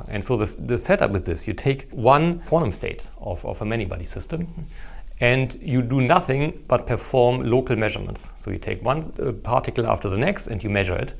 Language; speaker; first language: English; non-native, fluent; German